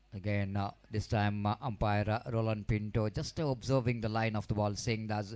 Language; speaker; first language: English; non-native, local second language; Kannada